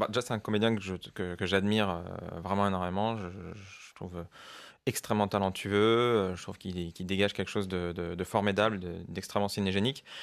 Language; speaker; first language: French; native; French